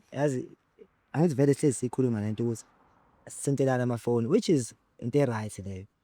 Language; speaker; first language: Zulu; native; Zulu